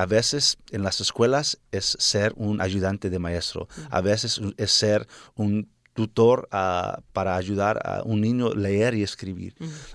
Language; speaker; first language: Spanish; early bilingual, heritage; Spanish